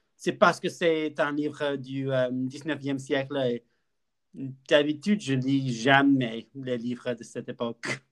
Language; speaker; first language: French; non-native, learner; English